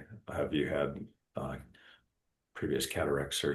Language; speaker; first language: English; native; English